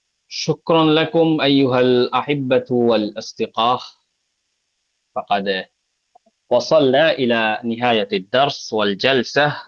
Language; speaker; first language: Arabic; non-native, fluent; Bangla